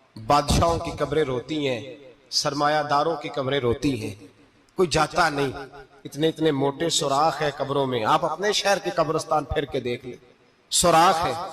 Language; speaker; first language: Urdu; non-native, local second language; Punjabi